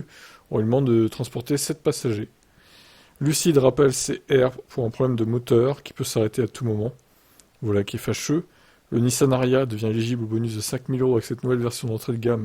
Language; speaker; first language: French; native; French